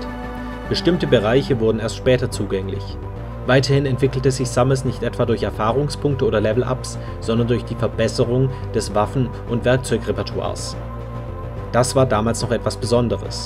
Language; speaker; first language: German; native; German